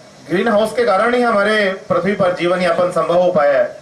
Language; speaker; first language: Hindi; native; Hindi